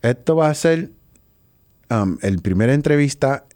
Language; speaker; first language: Spanish; early bilingual, heritage; Spanish